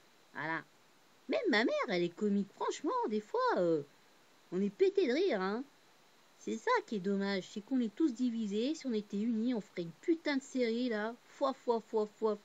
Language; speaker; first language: French; native; French